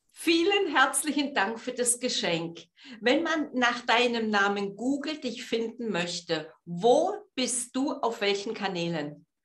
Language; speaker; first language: German; native; German